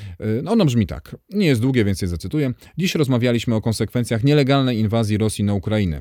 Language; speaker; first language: Polish; native; Polish